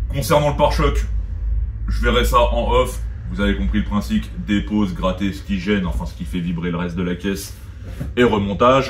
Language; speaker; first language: French; native; French